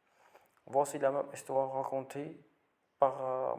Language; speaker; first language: French; non-native, learner; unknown